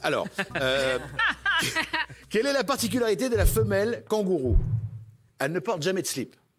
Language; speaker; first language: French; native; French